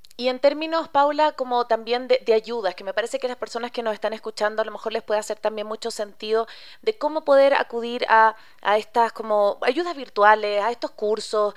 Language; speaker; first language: Spanish; native; Spanish